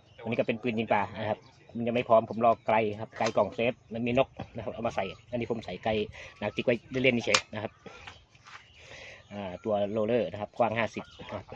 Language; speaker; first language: Thai; native; Thai